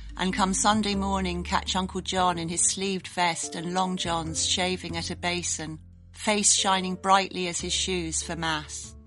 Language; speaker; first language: English; native; English